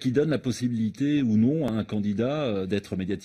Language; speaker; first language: French; native; French